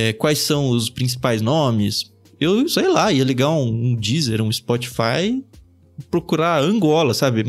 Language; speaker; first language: Portuguese; native; Portuguese